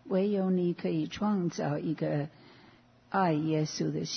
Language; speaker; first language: Chinese; non-native, fluent; English